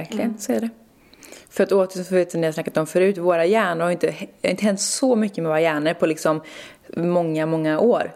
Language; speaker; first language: Swedish; native; Swedish